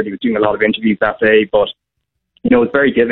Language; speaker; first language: English; native; English